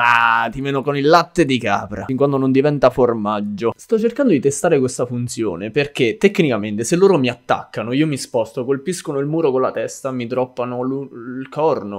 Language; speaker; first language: Italian; native; Italian